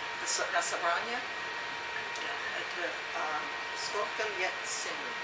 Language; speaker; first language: Russian; non-native, learner; English